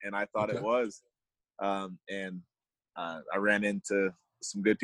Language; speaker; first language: English; native; English